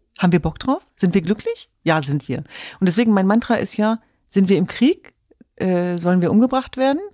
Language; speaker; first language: German; early bilingual, other home language; Kurdish